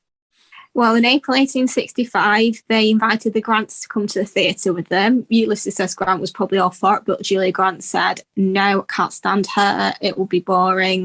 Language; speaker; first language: English; native; English